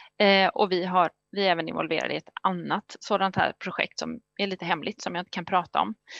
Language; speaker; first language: Swedish; native; Swedish